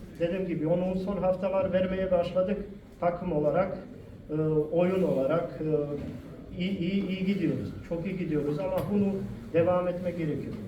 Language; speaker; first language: Turkish; non-native, fluent; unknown